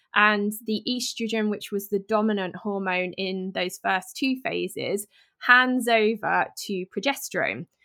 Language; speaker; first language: English; native; English